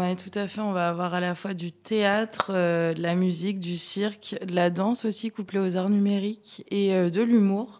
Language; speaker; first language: French; native; French